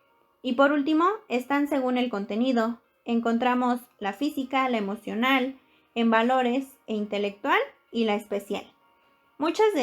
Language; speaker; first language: Spanish; native; Spanish